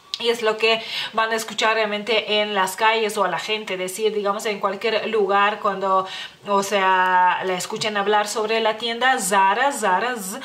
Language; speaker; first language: Spanish; non-native, fluent; Lithuanian